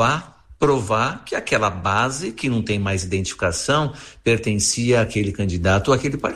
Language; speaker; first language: Portuguese; native; Portuguese